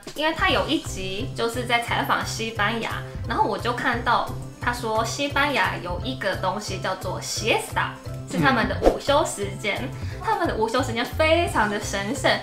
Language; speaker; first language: Chinese; non-native, fluent; Japanese